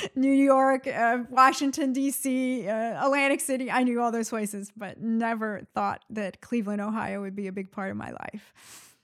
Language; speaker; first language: English; early bilingual, other home language; Arabic